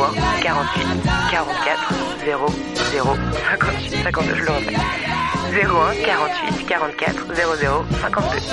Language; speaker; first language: French; native; French